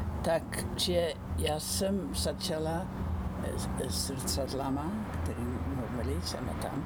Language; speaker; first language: Czech; non-native, fluent; Icelandic